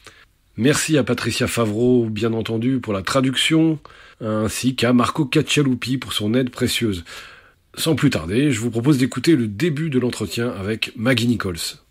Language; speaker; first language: French; native; French